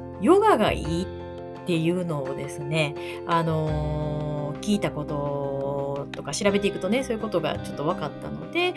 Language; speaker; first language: Japanese; native; Japanese